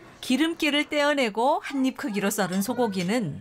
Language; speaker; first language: Korean; native; Korean